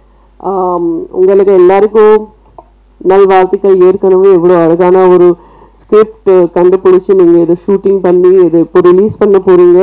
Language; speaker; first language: Tamil; non-native, fluent; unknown